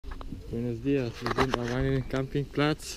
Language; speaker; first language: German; non-native, learner; Spanish